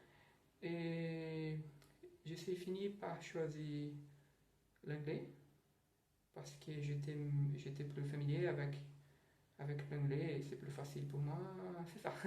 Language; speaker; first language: French; non-native, learner; Portuguese